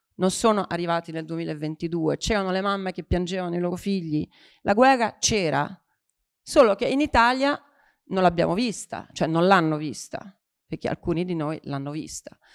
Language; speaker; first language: Italian; native; Italian